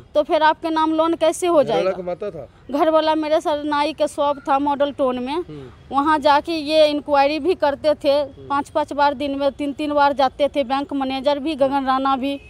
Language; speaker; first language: Hindi; native; Hindi